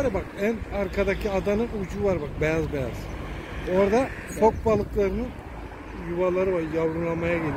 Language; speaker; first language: Turkish; native; Turkish